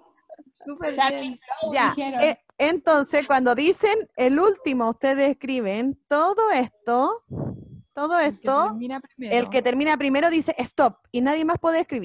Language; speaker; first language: Spanish; native; Spanish